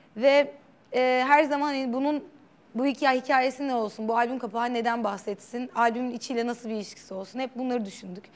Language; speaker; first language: Turkish; native; Turkish